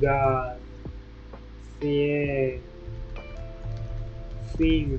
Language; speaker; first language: Spanish; non-native, learner; English